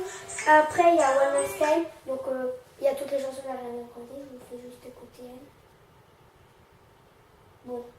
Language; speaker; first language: French; native; French